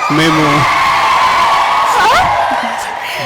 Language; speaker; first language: Telugu; native; Telugu